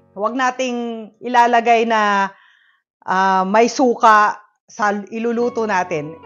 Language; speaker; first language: Filipino; non-native, local second language; Iloko